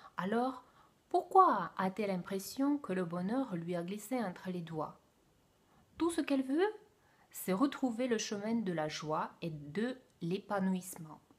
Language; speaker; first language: French; non-native, fluent; Russian